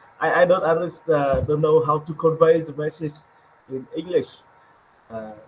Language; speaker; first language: English; non-native, learner; Vietnamese